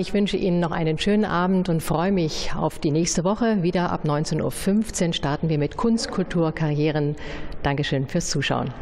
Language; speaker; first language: German; native; German